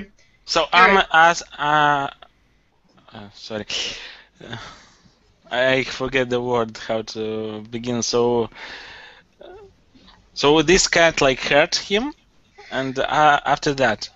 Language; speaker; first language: English; non-native, learner; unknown